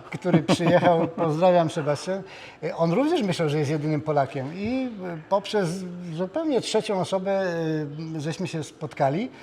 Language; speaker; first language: Polish; native; Polish